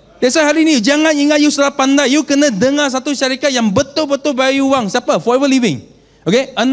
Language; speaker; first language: Malay; non-native, local second language; Chinese